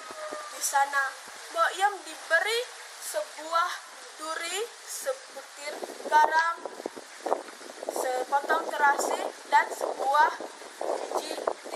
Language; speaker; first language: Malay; non-native, local second language; Balinese